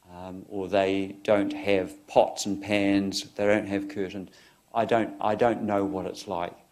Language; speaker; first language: English; native; English